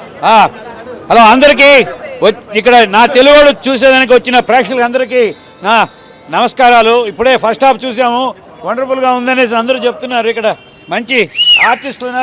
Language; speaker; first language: Telugu; native; Telugu